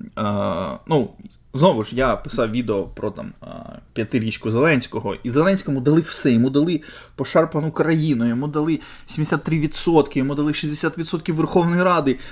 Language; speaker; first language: Ukrainian; native; Ukrainian